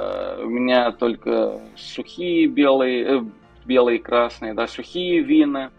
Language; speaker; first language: Russian; non-native, local second language; Romanian